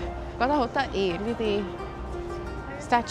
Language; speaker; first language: Cantonese; early bilingual, heritage; Cantonese